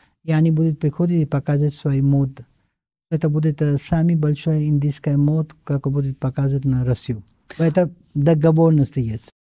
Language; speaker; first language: Russian; non-native, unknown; Hindi